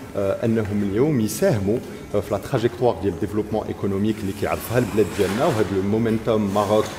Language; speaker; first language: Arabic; native; Arabic